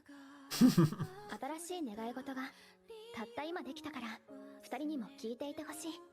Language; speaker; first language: Japanese; native; Japanese